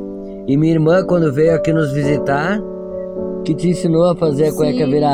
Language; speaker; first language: Portuguese; native; Portuguese